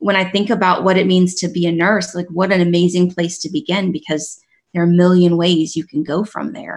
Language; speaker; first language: English; native; English